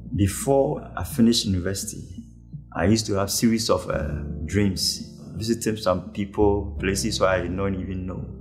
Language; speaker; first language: English; non-native, local second language; Akan